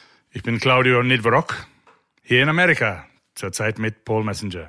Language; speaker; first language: German; native; German